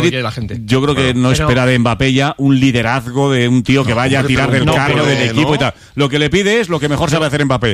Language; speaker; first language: Spanish; native; Spanish